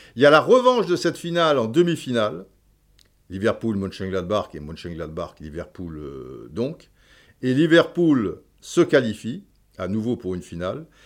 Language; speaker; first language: French; native; French